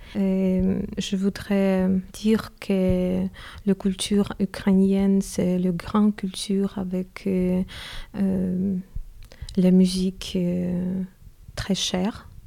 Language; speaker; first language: French; non-native, learner; Ukrainian